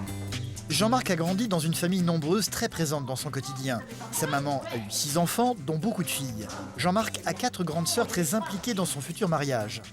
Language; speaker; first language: French; native; French